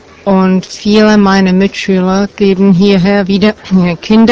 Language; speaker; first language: German; non-native, fluent; Czech